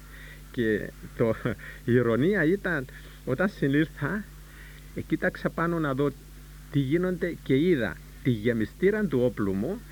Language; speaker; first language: Greek; native; Greek